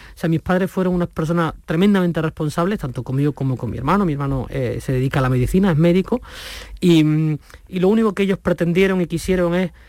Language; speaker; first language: Spanish; native; Spanish